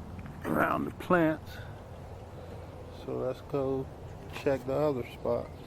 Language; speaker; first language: English; native; English